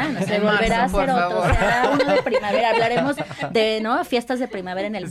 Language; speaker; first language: Spanish; native; Spanish